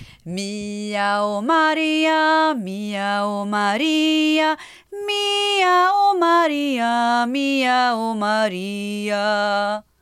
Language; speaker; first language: Swedish; native; Swedish